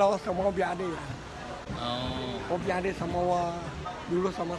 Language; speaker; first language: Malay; non-native, local second language; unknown